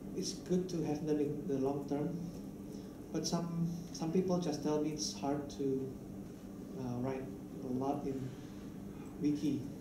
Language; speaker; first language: English; non-native, fluent; Indonesian